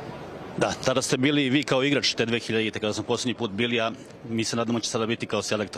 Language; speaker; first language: Serbian; native; Serbian